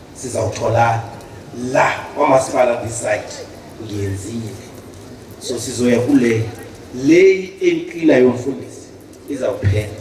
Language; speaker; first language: Zulu; non-native, local second language; Southern Sotho